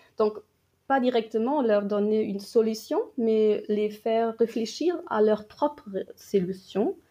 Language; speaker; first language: French; non-native, fluent; German